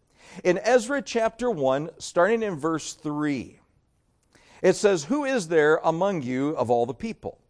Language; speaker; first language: English; native; English